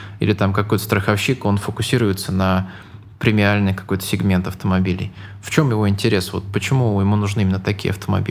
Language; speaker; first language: Russian; native; Russian